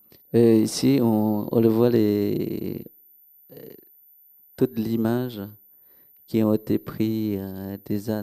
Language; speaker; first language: French; non-native, local second language; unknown